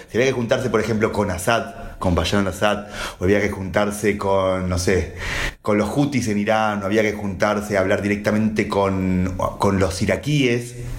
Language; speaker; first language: Spanish; native; Spanish